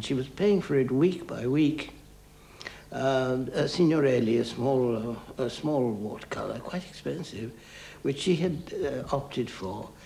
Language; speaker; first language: English; native; English